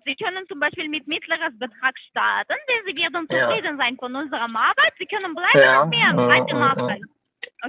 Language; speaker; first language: German; non-native, learner; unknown